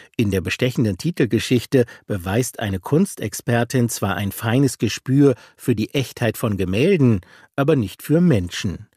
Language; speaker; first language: German; native; German